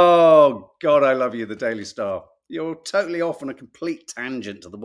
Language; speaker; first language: English; native; English